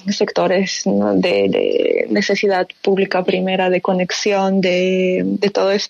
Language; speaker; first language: Spanish; non-native, fluent; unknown